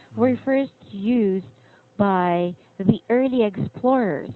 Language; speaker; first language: English; non-native, fluent; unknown